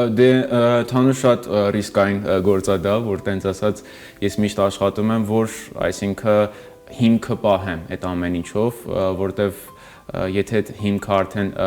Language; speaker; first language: Armenian; early bilingual, heritage; Armenian